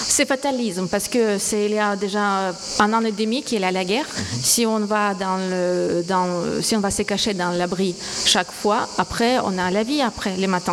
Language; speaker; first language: French; non-native, fluent; Ukrainian